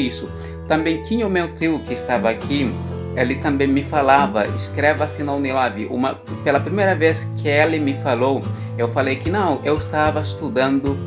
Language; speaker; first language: Portuguese; non-native, local second language; Upper Guinea Crioulo